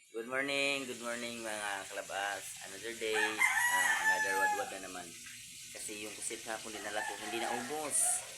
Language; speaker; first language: Filipino; non-native, local second language; Cebuano